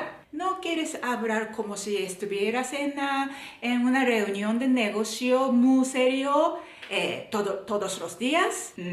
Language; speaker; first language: Spanish; non-native, fluent; Japanese